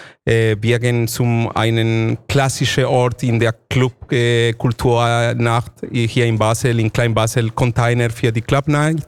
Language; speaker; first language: German; non-native, fluent; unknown